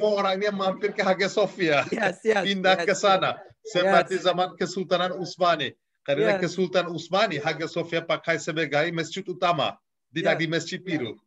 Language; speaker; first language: Indonesian; non-native, fluent; Turkish